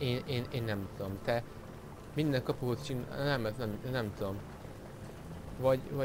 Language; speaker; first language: Hungarian; native; Hungarian